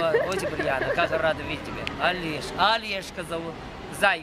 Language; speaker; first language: Russian; non-native, learner; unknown